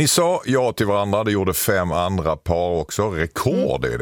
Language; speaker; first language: Swedish; native; Swedish